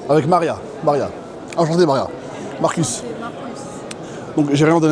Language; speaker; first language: French; native; French